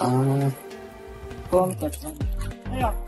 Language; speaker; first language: Portuguese; native; Portuguese